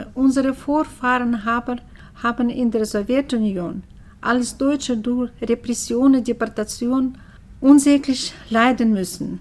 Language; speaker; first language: German; early bilingual, heritage; German